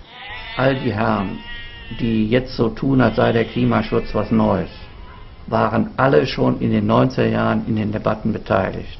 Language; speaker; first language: German; native; German